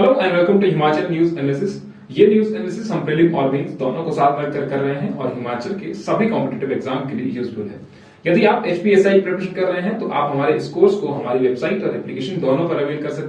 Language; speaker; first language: Hindi; native; Hindi